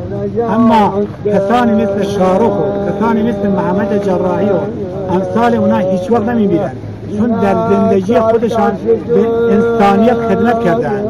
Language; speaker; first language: Persian; non-native, local second language; Central Kurdish